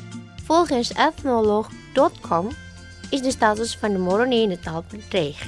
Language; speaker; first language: Dutch; non-native, fluent; Indonesian